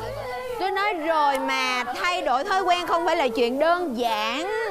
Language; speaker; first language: Vietnamese; native; Vietnamese